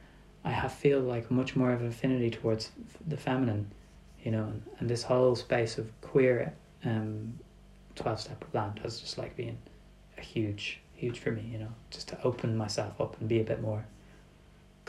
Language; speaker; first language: English; native; English